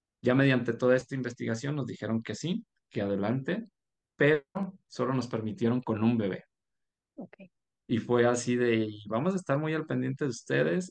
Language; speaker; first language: Spanish; native; Spanish